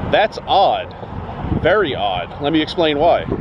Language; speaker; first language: English; native; English